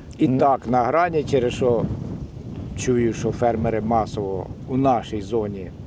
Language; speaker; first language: Ukrainian; native; Ukrainian